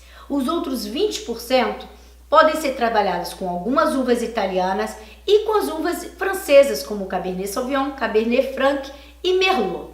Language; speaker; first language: Portuguese; native; Portuguese